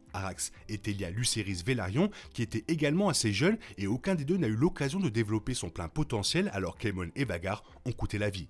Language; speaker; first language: French; native; French